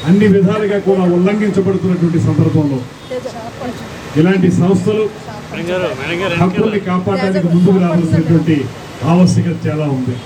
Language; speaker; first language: Telugu; native; Telugu